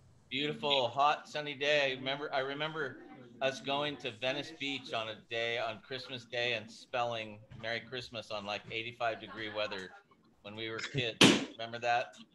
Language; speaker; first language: English; native; English